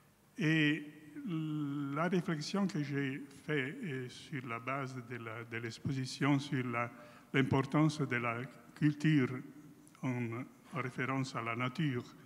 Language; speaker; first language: French; non-native, fluent; Italian